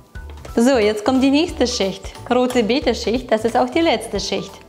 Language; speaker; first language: German; non-native, fluent; Russian